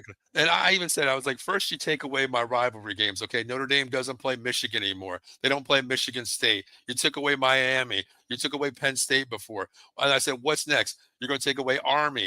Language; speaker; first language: English; native; English